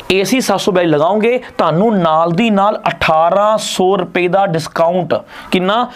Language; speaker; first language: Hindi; non-native, local second language; Punjabi